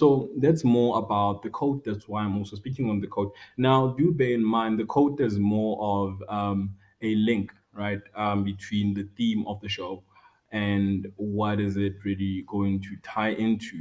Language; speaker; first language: English; non-native, local second language; Tswana